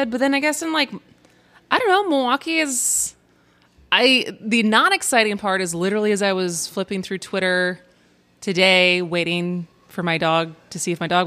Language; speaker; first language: English; native; English